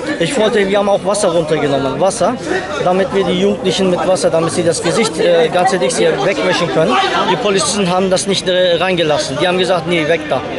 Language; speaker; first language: German; non-native, fluent; Turkish